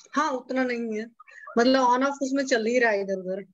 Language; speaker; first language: Hindi; native; Hindi